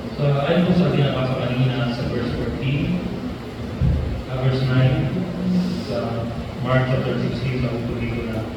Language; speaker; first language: Filipino; non-native, local second language; Bikol